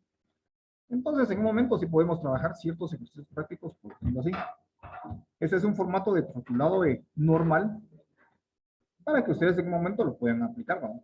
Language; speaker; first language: Spanish; native; Spanish